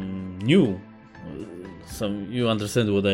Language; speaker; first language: English; non-native, fluent; Polish